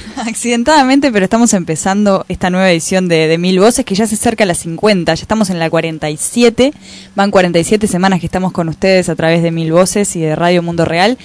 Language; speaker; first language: Spanish; native; Spanish